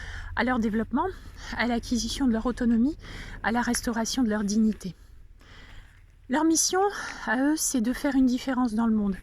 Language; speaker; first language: French; native; French